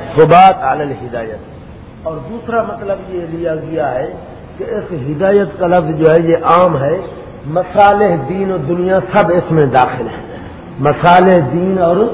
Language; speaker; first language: Urdu; non-native, local second language; Saraiki